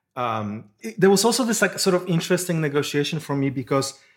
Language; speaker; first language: English; non-native, fluent; Polish